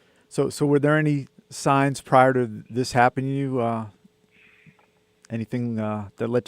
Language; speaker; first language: English; native; English